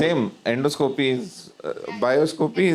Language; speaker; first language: Kannada; non-native, learner; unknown